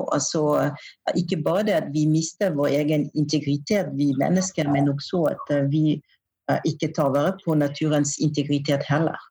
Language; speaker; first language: Norwegian; non-native, fluent; French